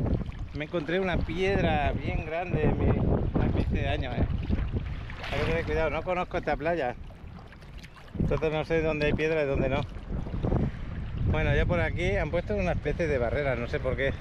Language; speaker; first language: Spanish; native; Spanish